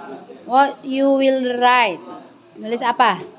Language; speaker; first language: English; non-native, learner; Indonesian